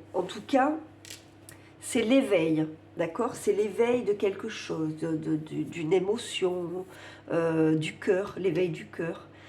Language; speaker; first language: French; native; French